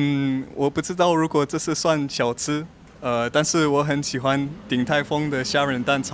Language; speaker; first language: Chinese; non-native, learner; English